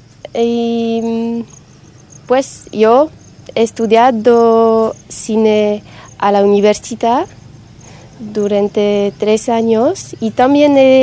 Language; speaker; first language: Spanish; non-native, learner; French